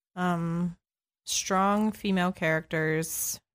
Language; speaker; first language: English; early bilingual, other home language; French